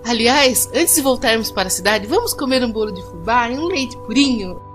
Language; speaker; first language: Portuguese; native; Portuguese